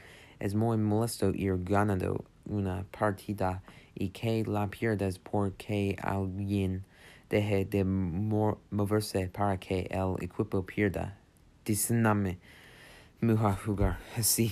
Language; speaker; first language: Spanish; non-native, learner; English